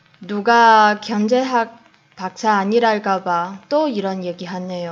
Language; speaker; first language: Korean; non-native, fluent; Chinese